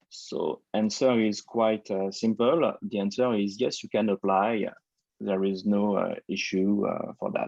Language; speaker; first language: English; non-native, fluent; French